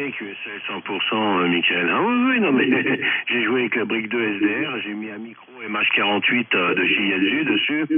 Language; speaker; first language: French; native; French